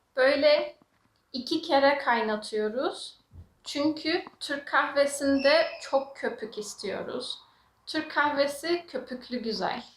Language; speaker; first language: Turkish; native; Turkish